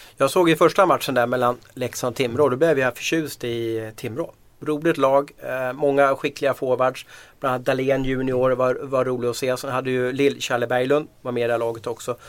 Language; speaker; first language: Swedish; native; Swedish